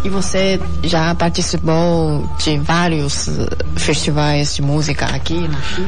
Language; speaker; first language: Portuguese; non-native, fluent; Chinese